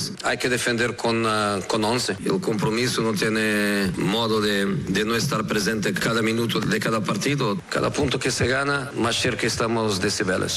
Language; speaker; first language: Spanish; non-native, fluent; Portuguese